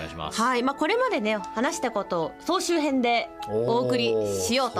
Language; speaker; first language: Japanese; native; Japanese